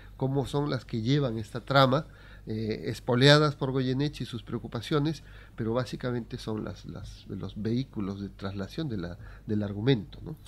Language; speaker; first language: Spanish; native; Spanish